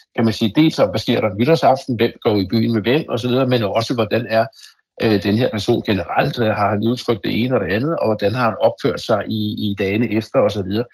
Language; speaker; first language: Danish; native; Danish